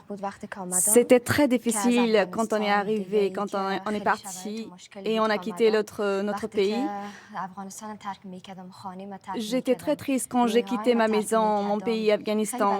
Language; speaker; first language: French; non-native, learner; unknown